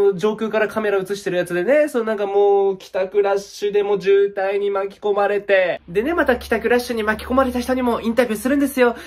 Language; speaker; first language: Japanese; native; Japanese